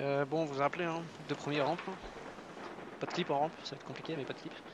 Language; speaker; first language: French; native; French